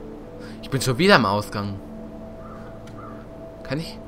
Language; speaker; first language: German; native; German